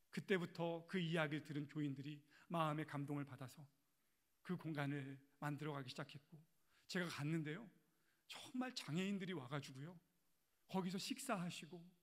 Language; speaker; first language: Korean; native; Korean